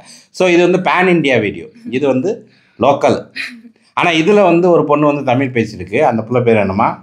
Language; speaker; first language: Tamil; native; Tamil